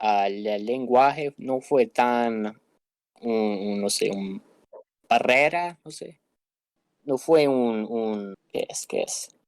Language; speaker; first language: Spanish; non-native, learner; English